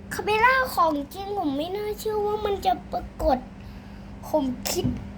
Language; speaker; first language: Thai; native; Thai